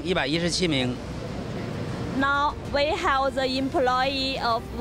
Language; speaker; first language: English; non-native, learner; Chinese